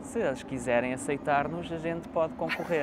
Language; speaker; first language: Portuguese; native; Portuguese